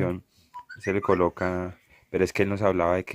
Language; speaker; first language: Spanish; native; Spanish